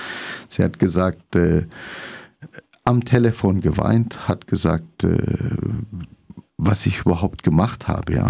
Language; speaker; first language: German; non-native, fluent; Arabic